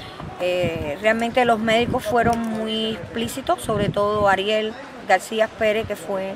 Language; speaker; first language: Spanish; native; Spanish